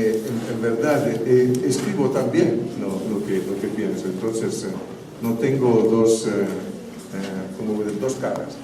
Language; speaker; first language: Spanish; non-native, fluent; Italian